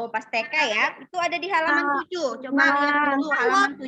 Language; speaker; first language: Malay; native; Malay